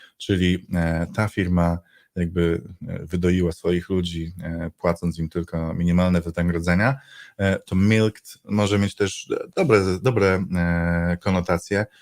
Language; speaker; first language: Polish; native; Polish